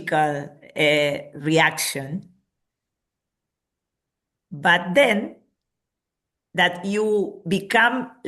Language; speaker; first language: English; non-native, fluent; Spanish